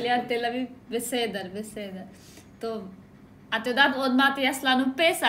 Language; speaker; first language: Hebrew; non-native, learner; Nepali